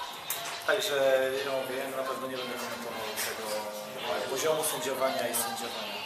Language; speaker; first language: Polish; native; Polish